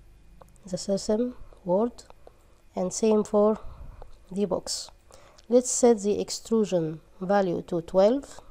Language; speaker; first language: English; non-native, fluent; Arabic